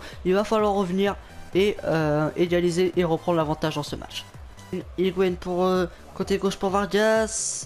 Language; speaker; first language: French; native; French